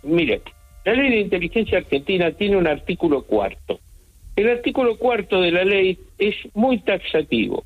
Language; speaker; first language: Spanish; native; Spanish